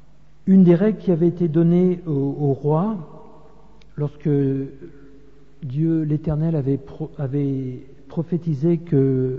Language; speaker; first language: French; native; French